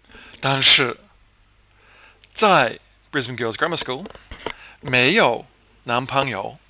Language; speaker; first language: Chinese; non-native, fluent; English